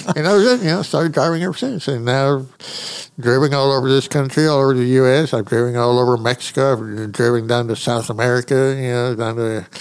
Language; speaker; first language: English; early bilingual, other home language; Spanish